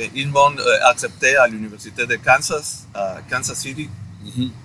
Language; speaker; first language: French; non-native, fluent; Spanish